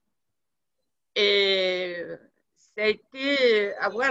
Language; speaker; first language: French; non-native, fluent; Spanish